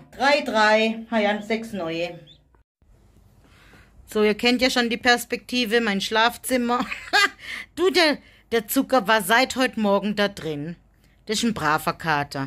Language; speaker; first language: German; native; German